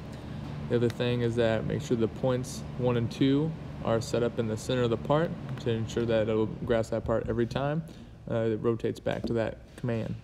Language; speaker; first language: English; native; English